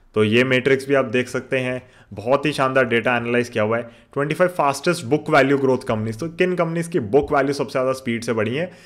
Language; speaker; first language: Hindi; native; Hindi